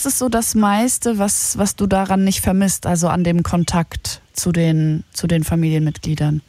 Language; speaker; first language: German; native; German